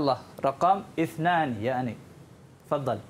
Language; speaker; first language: Arabic; non-native, fluent; Malay